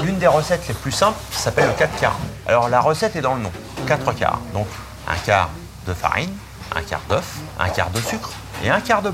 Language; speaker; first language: French; native; French